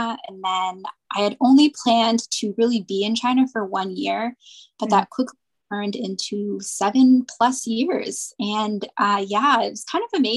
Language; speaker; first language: English; native; English